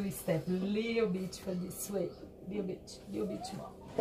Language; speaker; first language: English; non-native, learner; Portuguese